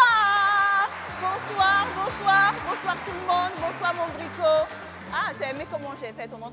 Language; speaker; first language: French; native; French